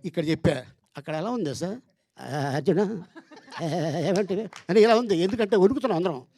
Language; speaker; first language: Telugu; native; Telugu